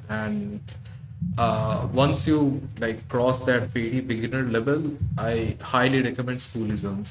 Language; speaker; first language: English; non-native, local second language; Bangla